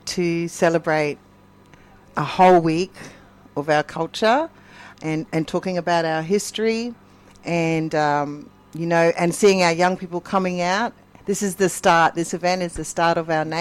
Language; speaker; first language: English; native; English